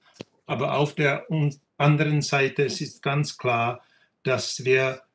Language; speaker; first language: German; non-native, fluent; Czech